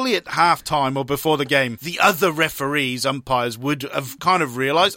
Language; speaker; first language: English; native; English